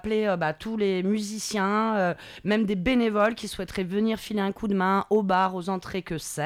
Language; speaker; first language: French; native; French